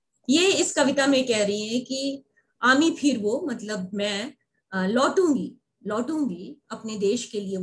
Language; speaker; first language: Hindi; native; Hindi